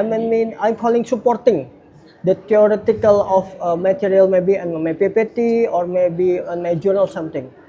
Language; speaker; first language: English; non-native, learner; Indonesian